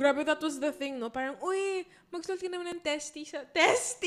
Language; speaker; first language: English; non-native, local second language; Filipino